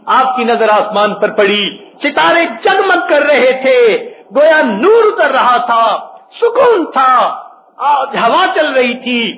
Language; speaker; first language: Urdu; non-native, local second language; Punjabi